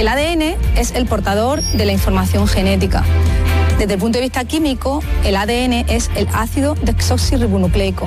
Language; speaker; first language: Spanish; native; Spanish